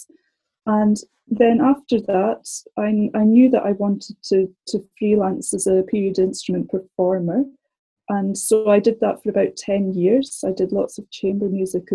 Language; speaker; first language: English; native; English